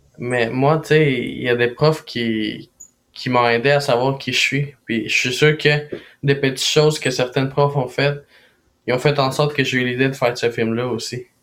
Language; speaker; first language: French; non-native, fluent; Spanish